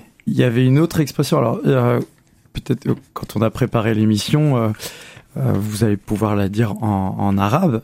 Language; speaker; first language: French; native; French